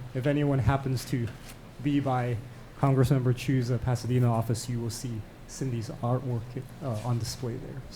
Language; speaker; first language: English; non-native, local second language; Cantonese